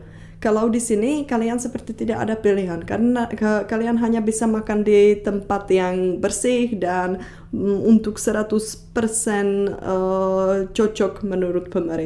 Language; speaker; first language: Indonesian; non-native, fluent; Czech